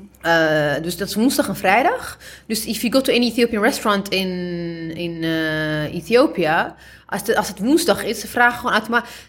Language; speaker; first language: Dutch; early bilingual, other home language; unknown